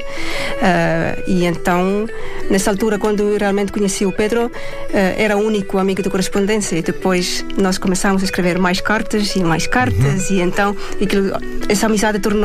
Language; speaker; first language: Portuguese; non-native, fluent; Estonian